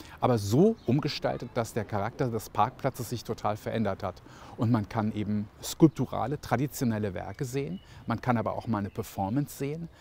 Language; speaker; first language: German; native; German